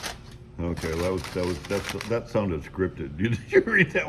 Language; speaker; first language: English; native; English